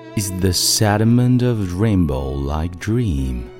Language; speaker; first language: English; non-native, fluent; Chinese